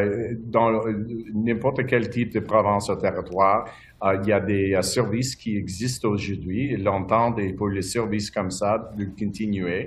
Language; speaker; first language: French; non-native, local second language; English